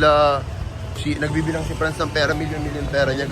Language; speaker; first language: Filipino; native; Filipino